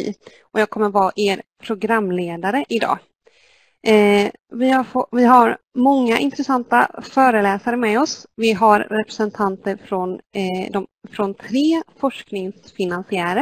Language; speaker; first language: Swedish; native; Swedish